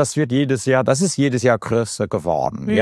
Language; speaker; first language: German; non-native, fluent; English